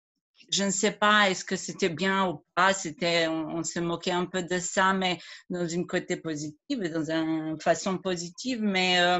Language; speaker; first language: French; non-native, fluent; Croatian